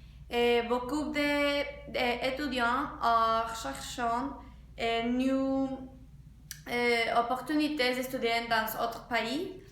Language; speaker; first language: French; non-native, learner; Spanish